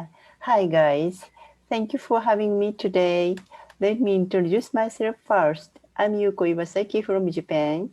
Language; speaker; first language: English; non-native, fluent; Japanese